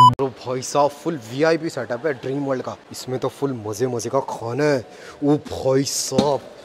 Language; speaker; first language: Hindi; native; Hindi